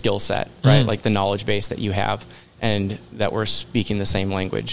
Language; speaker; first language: English; native; English